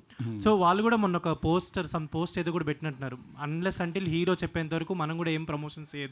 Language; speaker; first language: Telugu; native; Telugu